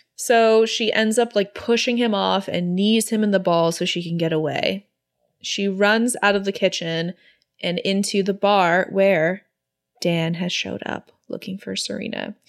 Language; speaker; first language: English; native; English